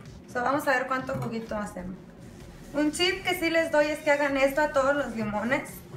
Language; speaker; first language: Spanish; early bilingual, heritage; Spanish